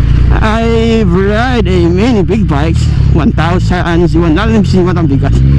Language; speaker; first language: English; non-native, local second language; Filipino